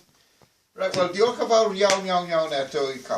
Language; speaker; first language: Welsh; non-native, fluent; English